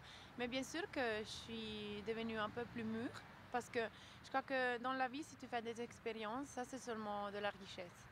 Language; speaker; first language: French; non-native, local second language; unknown